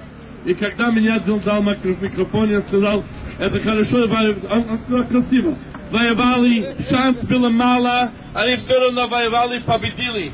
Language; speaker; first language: Russian; non-native, learner; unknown